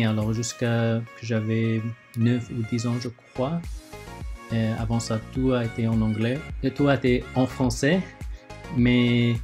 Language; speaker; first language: French; early bilingual, other home language; Chinese